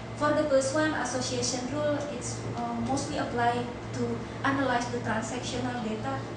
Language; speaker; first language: English; non-native, fluent; Indonesian